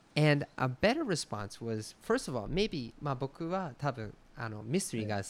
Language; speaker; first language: English; native; English